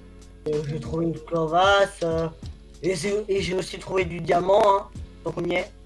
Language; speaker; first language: French; native; French